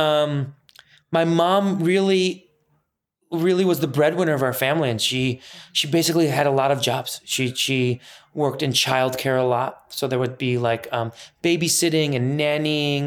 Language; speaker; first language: English; early bilingual, other home language; Persian